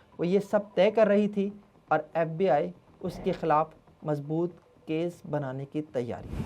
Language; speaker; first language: Urdu; native; Urdu